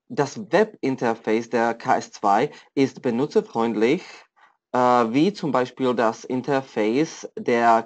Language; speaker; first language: German; non-native, fluent; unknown